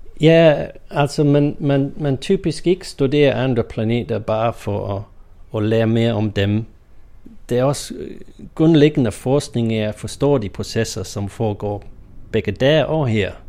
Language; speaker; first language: Danish; non-native, fluent; English